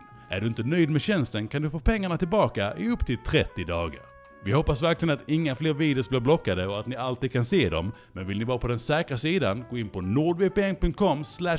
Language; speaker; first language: Swedish; native; Swedish